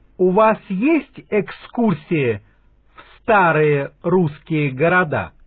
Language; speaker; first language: Russian; native; Russian